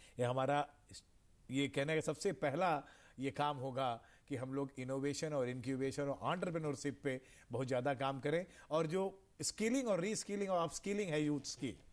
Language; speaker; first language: Hindi; native; Hindi